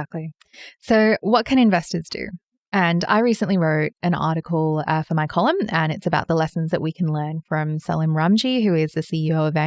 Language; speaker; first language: English; native; English